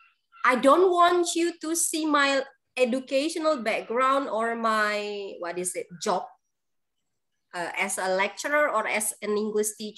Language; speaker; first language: English; non-native, fluent; Indonesian